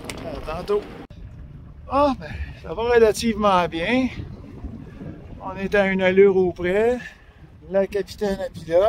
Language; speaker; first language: French; native; French